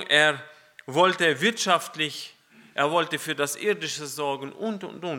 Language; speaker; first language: German; non-native, fluent; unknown